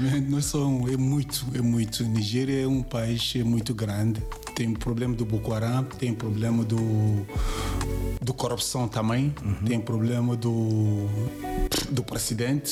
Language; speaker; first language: Portuguese; non-native, learner; Yoruba